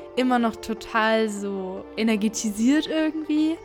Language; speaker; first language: German; native; German